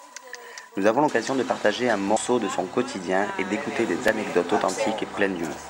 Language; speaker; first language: French; native; French